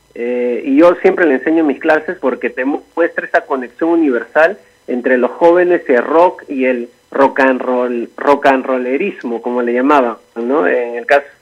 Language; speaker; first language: Spanish; native; Spanish